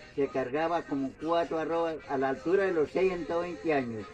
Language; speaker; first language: Spanish; native; Spanish